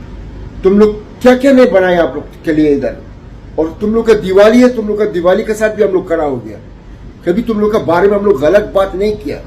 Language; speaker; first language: Hindi; non-native, learner; Arabic